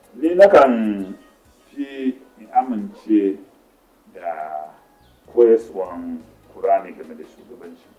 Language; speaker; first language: Hausa; non-native, local second language; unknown